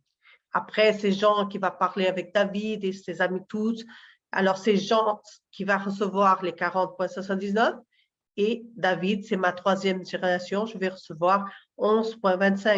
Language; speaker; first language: French; non-native, learner; Portuguese